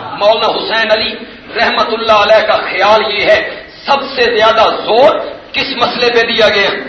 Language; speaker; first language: Urdu; non-native, local second language; Punjabi